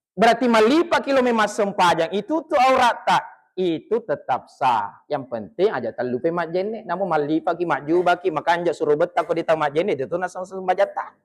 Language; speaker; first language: Malay; non-native, local second language; Buginese